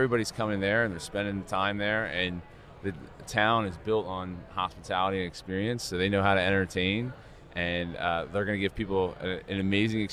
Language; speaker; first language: English; native; English